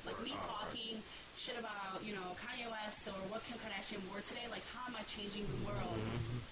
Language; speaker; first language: English; early bilingual, other home language; Bosnian